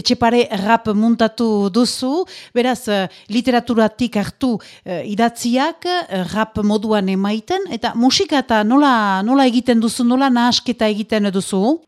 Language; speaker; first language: Basque; native; Basque